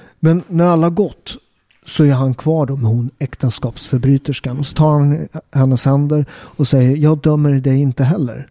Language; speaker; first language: Swedish; early bilingual, other home language; Italian